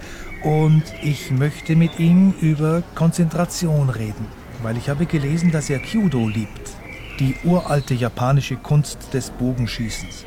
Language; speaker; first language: German; native; German